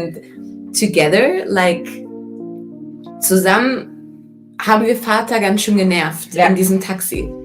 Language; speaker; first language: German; early bilingual, other home language; Turkish